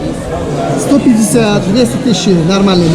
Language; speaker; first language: Russian; non-native, local second language; Uzbek